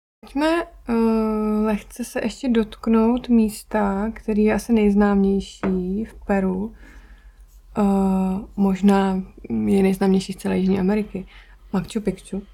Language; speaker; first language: Czech; native; Czech